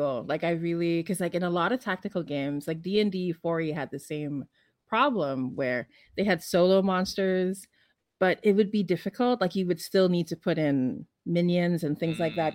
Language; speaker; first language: English; non-native, local second language; Filipino